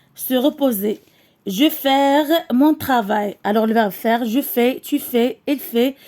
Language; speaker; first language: French; non-native, local second language; Arabic